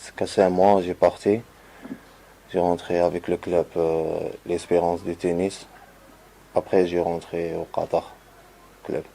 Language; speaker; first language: French; non-native, learner; Arabic